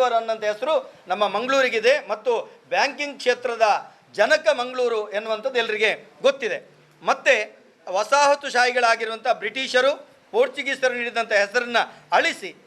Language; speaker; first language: Kannada; non-native, local second language; Tulu